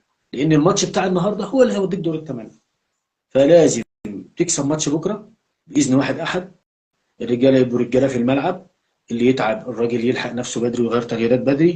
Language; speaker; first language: Arabic; native; Arabic